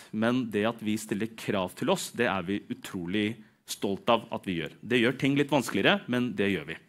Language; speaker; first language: Norwegian; early bilingual, other home language; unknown